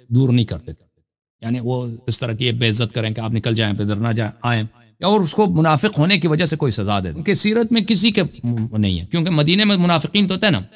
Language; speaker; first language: Urdu; non-native, fluent; Persian